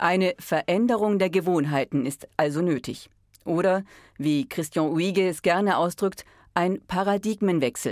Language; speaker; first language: German; native; German